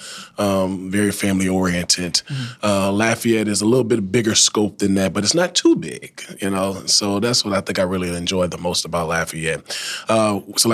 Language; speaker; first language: English; native; English